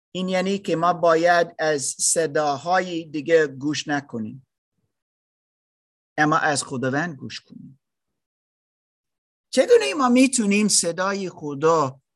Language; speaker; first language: Persian; non-native, learner; German